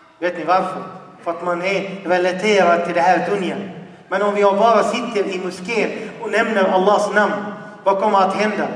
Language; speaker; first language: Swedish; non-native, fluent; Arabic